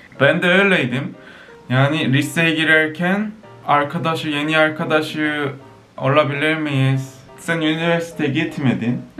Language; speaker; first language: Turkish; non-native, fluent; Korean